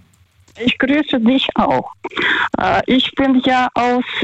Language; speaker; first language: German; non-native, fluent; Russian